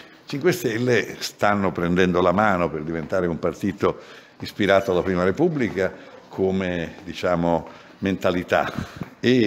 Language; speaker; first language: Italian; native; Italian